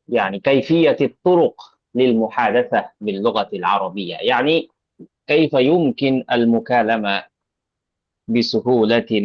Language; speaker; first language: Arabic; non-native, fluent; Bangla